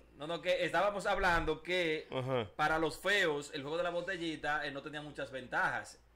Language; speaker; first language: Spanish; native; Spanish